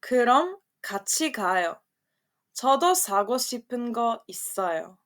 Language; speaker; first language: Korean; non-native, fluent; Serbian